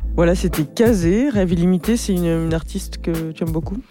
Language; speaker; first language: French; native; French